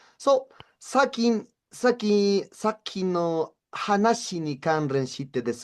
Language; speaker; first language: Japanese; non-native, learner; Spanish